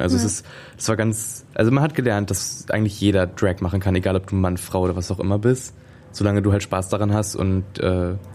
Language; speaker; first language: German; native; German